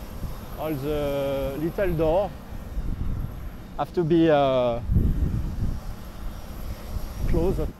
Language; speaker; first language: English; non-native, learner; French